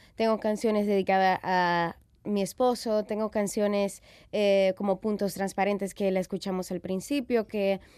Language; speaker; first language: Spanish; native; Spanish